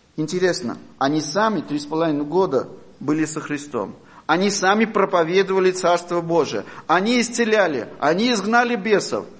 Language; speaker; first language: Russian; non-native, fluent; Armenian